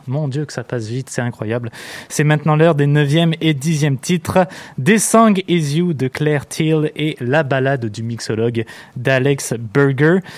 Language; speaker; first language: French; native; French